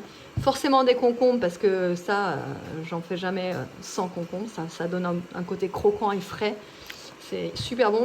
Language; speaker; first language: French; native; French